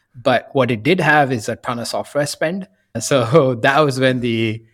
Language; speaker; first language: English; non-native, local second language; Tamil